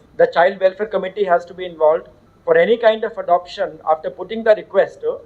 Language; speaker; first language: English; non-native, local second language; Telugu